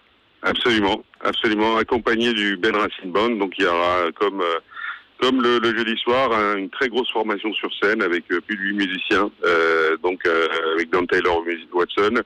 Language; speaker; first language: French; native; French